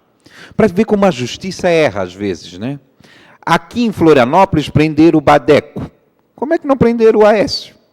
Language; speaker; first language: Portuguese; native; Portuguese